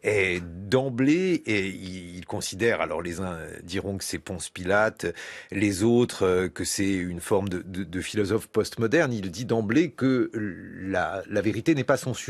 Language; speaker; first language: French; native; French